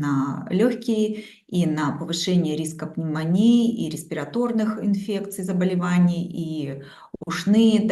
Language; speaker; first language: Russian; native; Russian